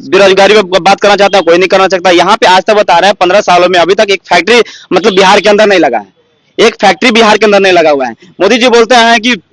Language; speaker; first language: Hindi; native; Hindi